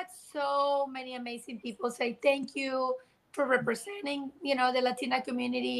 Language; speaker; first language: English; non-native, fluent; Spanish